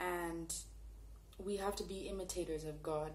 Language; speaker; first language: English; native; English